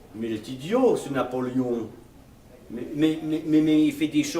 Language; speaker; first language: French; non-native, learner; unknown